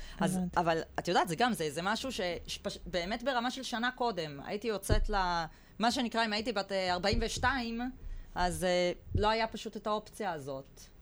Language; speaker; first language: Hebrew; native; Hebrew